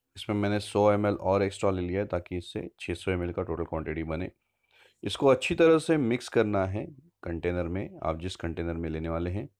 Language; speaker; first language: Hindi; non-native, local second language; Marathi